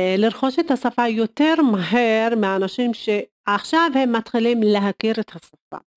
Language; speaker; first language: Hebrew; non-native, local second language; Arabic